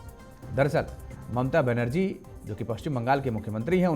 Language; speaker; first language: Hindi; native; Hindi